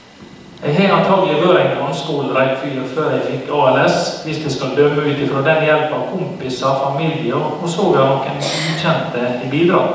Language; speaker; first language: Norwegian; native; Norwegian